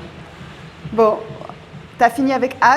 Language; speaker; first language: French; native; French